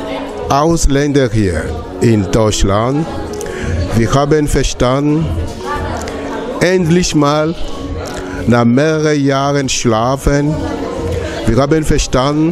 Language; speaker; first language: German; non-native, fluent; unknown